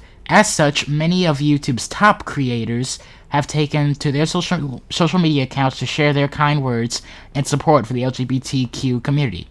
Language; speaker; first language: English; native; English